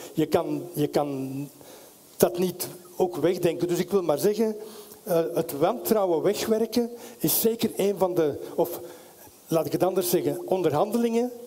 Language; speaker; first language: Dutch; native; Dutch